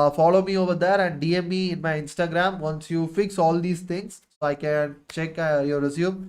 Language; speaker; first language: English; non-native, local second language; Tamil